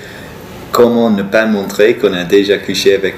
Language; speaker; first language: French; non-native, fluent; English